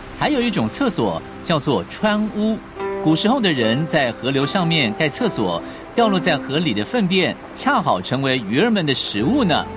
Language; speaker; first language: Chinese; native; Chinese